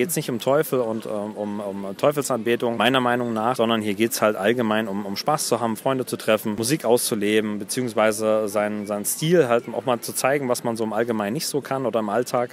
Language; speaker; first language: German; native; German